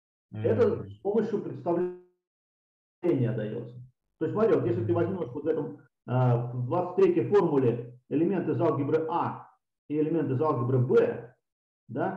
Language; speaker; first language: Russian; native; Russian